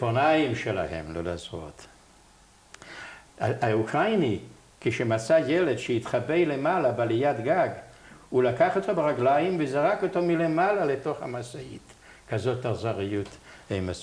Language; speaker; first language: Hebrew; non-native, fluent; Yiddish